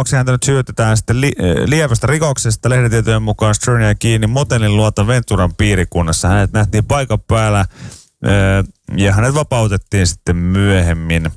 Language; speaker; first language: Finnish; native; Finnish